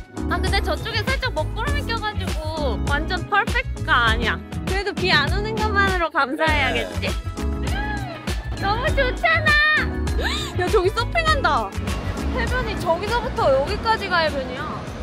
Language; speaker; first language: Korean; native; Korean